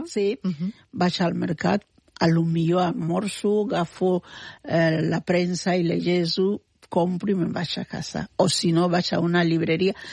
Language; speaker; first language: Catalan; non-native, fluent; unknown